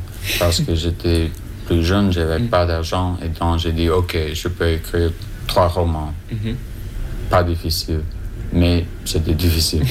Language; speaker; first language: French; non-native, learner; English